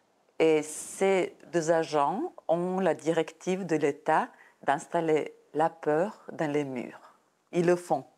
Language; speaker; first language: French; non-native, fluent; Serbian